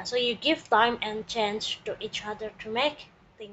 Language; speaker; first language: English; non-native, learner; Indonesian